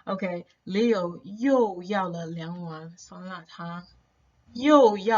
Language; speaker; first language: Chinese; non-native, fluent; English